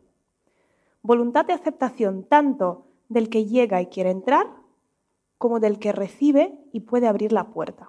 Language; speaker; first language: Spanish; non-native, fluent; Russian